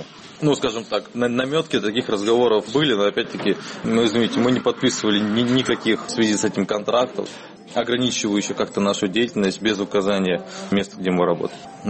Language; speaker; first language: Russian; native; Russian